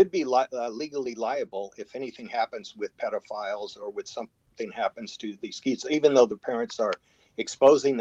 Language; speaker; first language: English; native; English